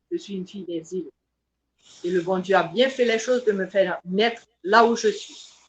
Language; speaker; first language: French; non-native, local second language; Haitian Creole